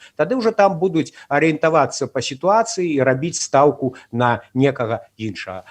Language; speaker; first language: Belarusian; native; Belarusian